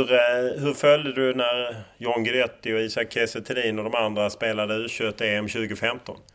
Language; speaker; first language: Swedish; native; Swedish